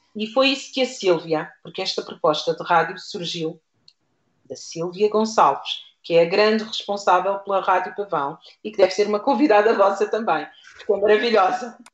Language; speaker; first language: Portuguese; native; Portuguese